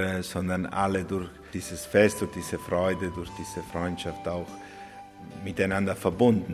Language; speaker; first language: German; non-native, fluent; Italian